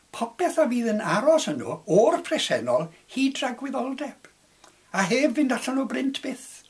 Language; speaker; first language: Welsh; non-native, local second language; English